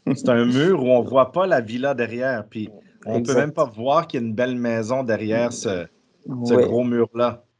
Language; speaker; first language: French; native; French